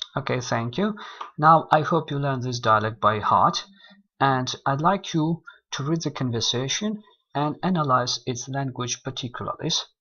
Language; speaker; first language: English; non-native, fluent; Russian